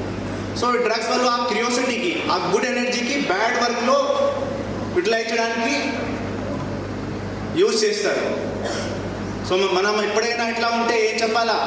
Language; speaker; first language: Telugu; non-native, fluent; Hindi